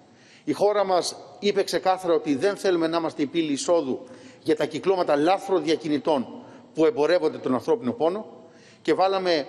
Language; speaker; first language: Greek; native; Greek